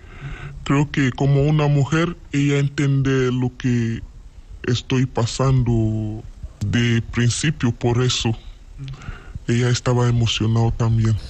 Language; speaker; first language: Spanish; non-native, learner; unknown